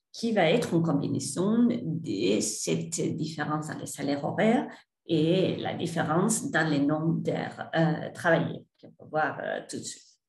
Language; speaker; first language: French; non-native, fluent; Spanish